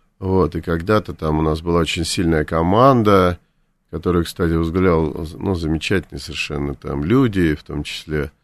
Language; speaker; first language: Russian; native; Russian